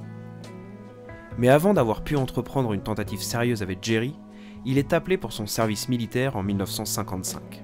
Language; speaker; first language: French; native; French